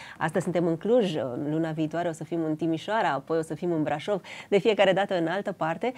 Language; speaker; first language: Romanian; native; Romanian